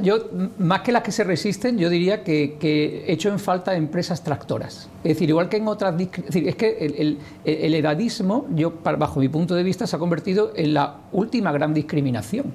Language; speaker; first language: Spanish; native; Spanish